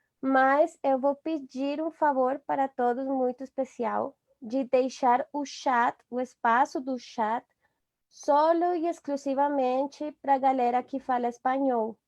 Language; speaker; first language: Portuguese; non-native, fluent; Spanish